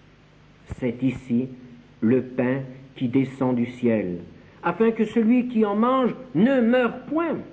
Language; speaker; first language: French; native; French